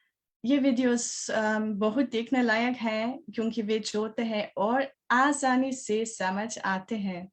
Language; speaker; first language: Hindi; non-native, learner; German